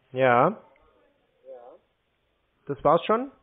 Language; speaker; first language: German; native; German